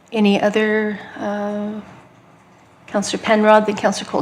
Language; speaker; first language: English; native; English